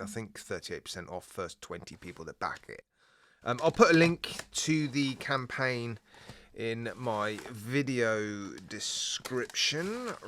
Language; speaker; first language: English; native; English